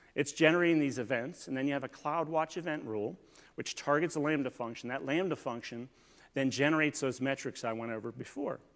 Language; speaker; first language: English; native; English